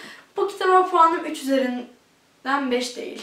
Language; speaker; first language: Turkish; early bilingual, heritage; Turkish